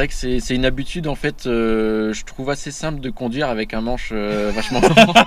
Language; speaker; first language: French; native; French